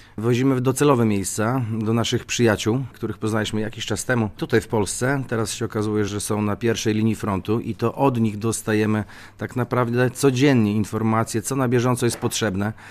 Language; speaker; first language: Polish; native; Polish